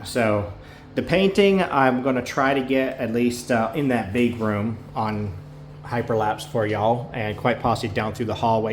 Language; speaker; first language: English; native; English